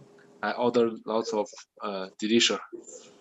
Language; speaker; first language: English; non-native, learner; Chinese